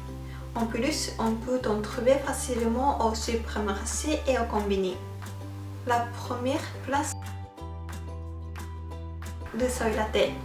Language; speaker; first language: French; non-native, fluent; Japanese